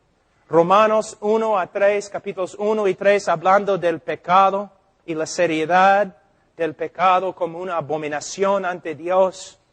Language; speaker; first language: Spanish; non-native, fluent; English